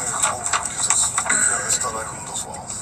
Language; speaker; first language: German; non-native, learner; Czech